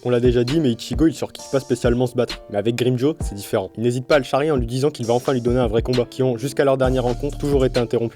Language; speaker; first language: French; native; French